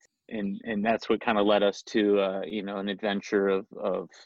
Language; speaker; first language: English; native; English